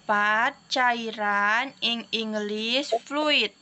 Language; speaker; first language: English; non-native, learner; Indonesian